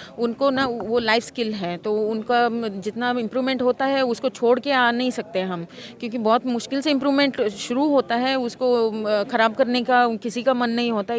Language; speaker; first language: Hindi; non-native, local second language; Kannada